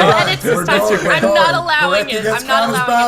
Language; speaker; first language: English; native; English